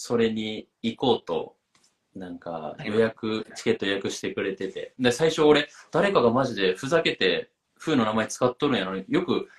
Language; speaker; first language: Japanese; native; Japanese